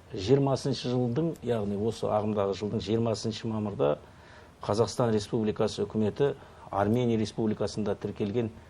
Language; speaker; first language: Kazakh; native; Kazakh